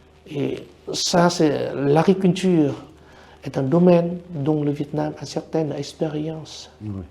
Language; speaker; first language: French; non-native, fluent; Vietnamese